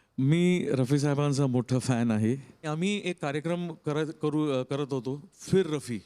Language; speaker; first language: Marathi; non-native, local second language; Tamil